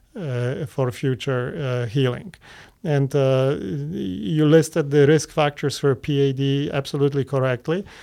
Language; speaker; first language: English; non-native, fluent; Polish